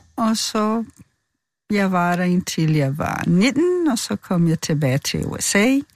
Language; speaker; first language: Danish; non-native, fluent; Portuguese